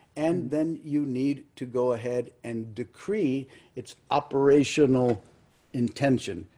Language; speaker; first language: English; early bilingual, other home language; Spanish